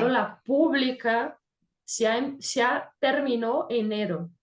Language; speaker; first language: Spanish; non-native, fluent; Portuguese